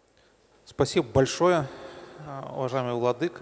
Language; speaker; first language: Russian; native; Russian